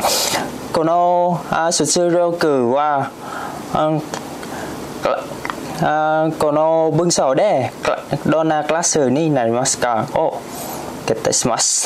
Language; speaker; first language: Japanese; non-native, learner; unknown